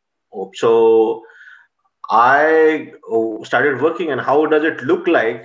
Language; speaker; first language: English; non-native, local second language; Marathi